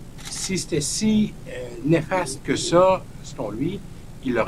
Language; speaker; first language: French; native; French